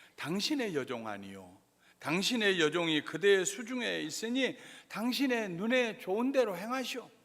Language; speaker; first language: Korean; native; Korean